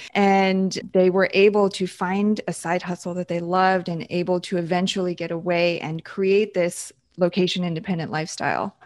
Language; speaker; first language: English; native; English